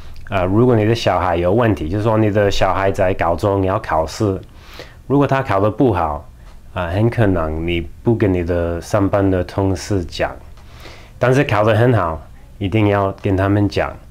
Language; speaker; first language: Chinese; non-native, fluent; English